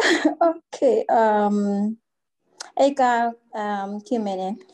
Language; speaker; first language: Finnish; non-native, learner; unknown